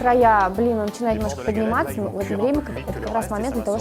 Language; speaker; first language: Russian; native; Russian